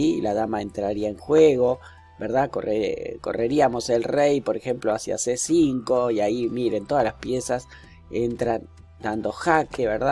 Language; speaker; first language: Spanish; native; Spanish